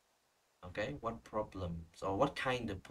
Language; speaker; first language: English; non-native, fluent; Vietnamese